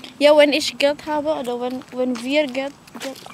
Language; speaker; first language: German; non-native, learner; Indonesian